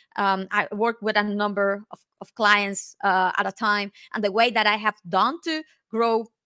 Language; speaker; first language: English; non-native, fluent; Spanish